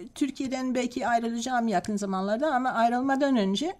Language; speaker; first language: Turkish; non-native, fluent; Dutch